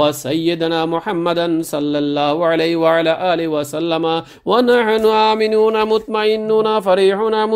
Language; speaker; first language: Arabic; non-native, learner; Bangla